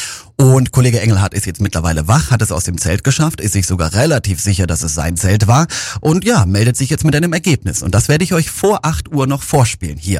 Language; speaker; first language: German; native; German